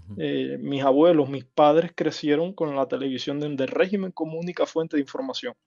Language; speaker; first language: Spanish; native; Spanish